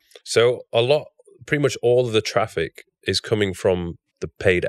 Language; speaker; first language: English; native; English